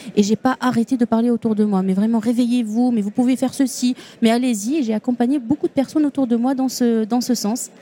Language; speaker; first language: French; non-native, local second language; Arabic